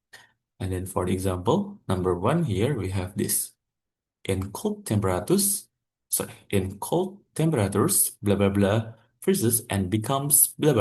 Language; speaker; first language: English; non-native, fluent; Indonesian